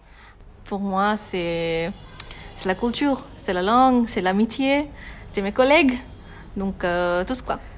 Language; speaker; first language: French; non-native, fluent; Bangla